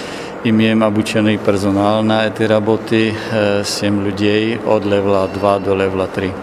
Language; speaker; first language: Russian; non-native, learner; Slovak